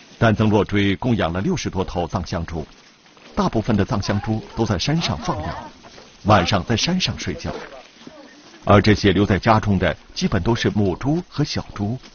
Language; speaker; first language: Chinese; native; Chinese